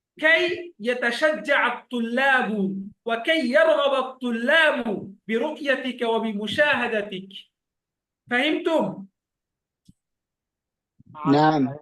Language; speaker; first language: Arabic; non-native, fluent; Bangla